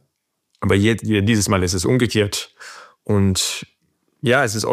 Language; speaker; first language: German; non-native, fluent; French